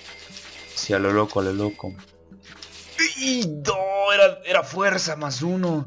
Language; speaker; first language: Spanish; native; Spanish